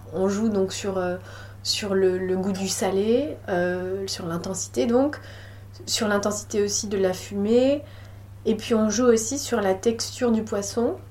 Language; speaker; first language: French; native; French